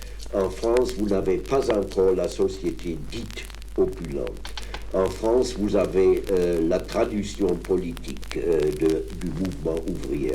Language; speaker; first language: French; non-native, fluent; German